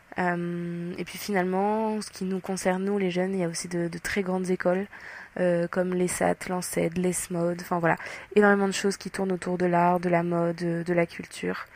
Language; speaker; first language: French; native; French